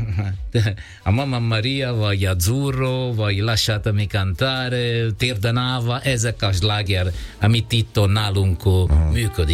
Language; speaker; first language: Hungarian; non-native, learner; Italian